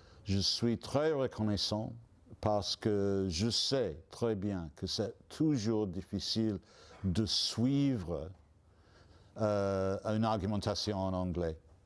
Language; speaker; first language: French; non-native, fluent; English